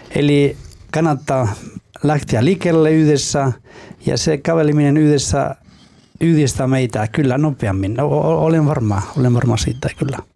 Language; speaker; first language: Finnish; non-native, fluent; Spanish